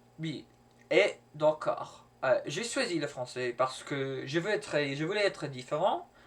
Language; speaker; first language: French; non-native, learner; English